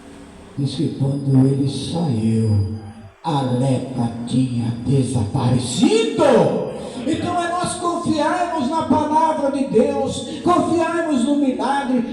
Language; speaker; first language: Portuguese; native; Portuguese